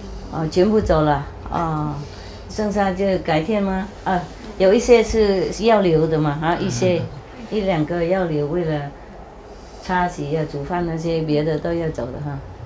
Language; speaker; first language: Chinese; non-native, fluent; Vietnamese